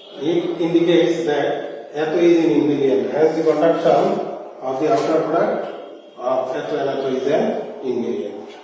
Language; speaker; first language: English; non-native, local second language; Bangla